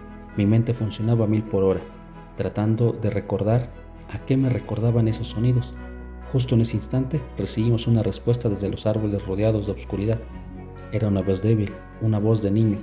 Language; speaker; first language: Spanish; native; Spanish